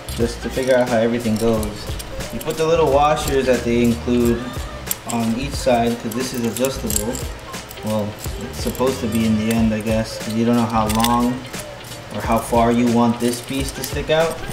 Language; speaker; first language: English; early bilingual, other home language; Spanish